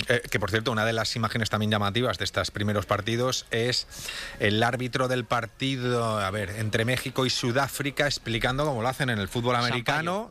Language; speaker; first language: Spanish; native; Spanish